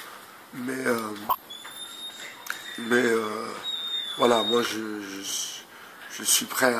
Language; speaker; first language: French; native; French